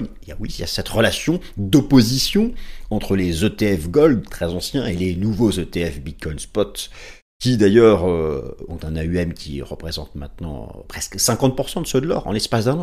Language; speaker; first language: French; native; French